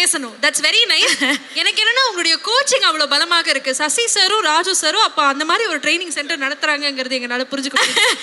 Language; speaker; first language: Tamil; native; Tamil